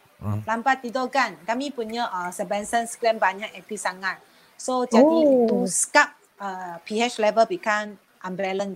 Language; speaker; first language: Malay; non-native, local second language; Chinese